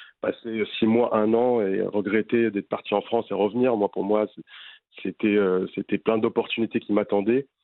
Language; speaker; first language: French; non-native, local second language; Arabic